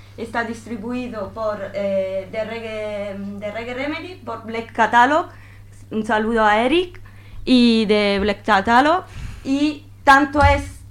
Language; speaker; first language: Spanish; non-native, fluent; Italian